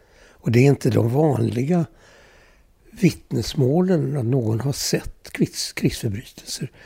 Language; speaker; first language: Swedish; early bilingual, other home language; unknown